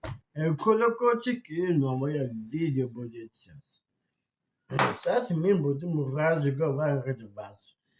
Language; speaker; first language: Russian; non-native, local second language; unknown